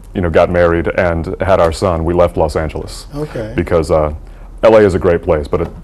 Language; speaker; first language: English; native; English